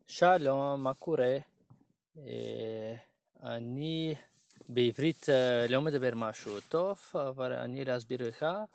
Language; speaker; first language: Hebrew; non-native, learner; Bulgarian